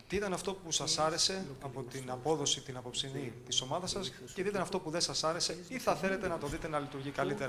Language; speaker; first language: Greek; native; Greek